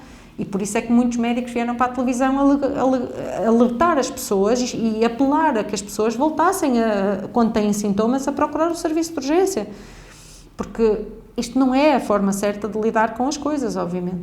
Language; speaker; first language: Portuguese; native; Portuguese